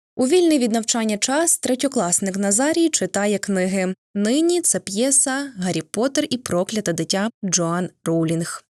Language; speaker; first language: Ukrainian; native; Ukrainian